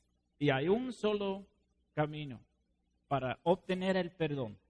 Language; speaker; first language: Spanish; non-native, fluent; Dutch